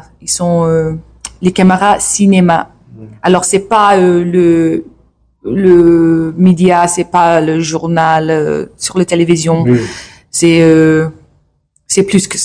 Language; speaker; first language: French; non-native, learner; English